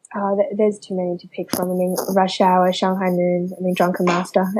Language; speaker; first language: English; early bilingual, other home language; Chinese